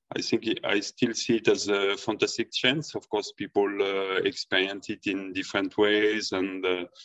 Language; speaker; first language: English; non-native, fluent; French